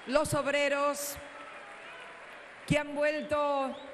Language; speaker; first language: Spanish; native; Spanish